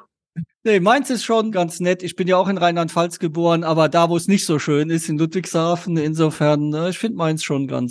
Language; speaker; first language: German; native; German